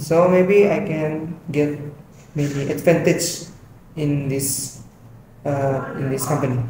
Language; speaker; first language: English; non-native, learner; Indonesian